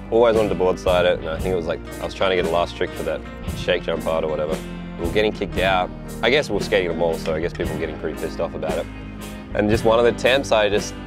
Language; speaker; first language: English; native; English